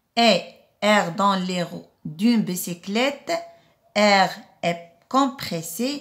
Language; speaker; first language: French; non-native, local second language; Arabic